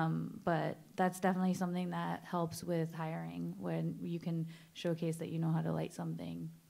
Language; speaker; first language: English; native; English